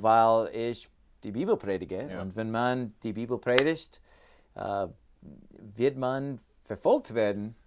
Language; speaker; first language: German; non-native, learner; English